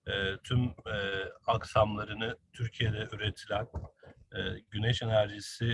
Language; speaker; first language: Turkish; native; Turkish